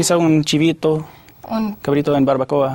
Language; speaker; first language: Spanish; non-native, fluent; English